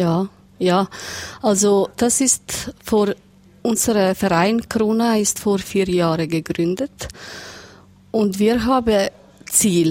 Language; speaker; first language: German; non-native, learner; Serbian